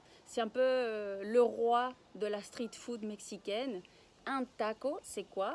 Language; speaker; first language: French; non-native, fluent; Spanish